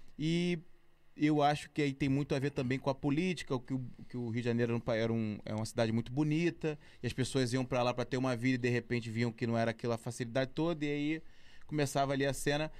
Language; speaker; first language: Portuguese; native; Portuguese